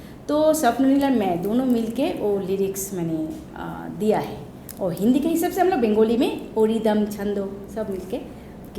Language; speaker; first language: Hindi; non-native, local second language; Bangla